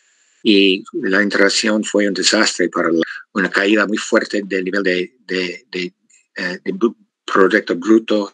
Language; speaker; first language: Spanish; non-native, fluent; English